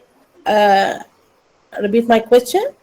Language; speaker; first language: English; non-native, learner; Arabic